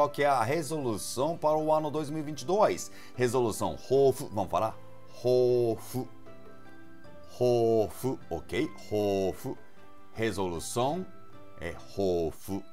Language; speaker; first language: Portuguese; non-native, fluent; Japanese